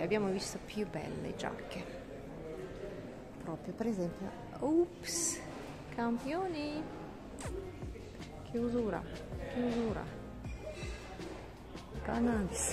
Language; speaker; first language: Italian; non-native, learner; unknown